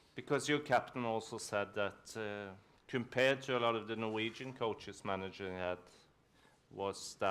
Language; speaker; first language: English; non-native, fluent; Norwegian